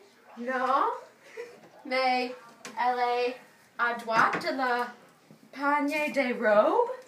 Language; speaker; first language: French; non-native, learner; English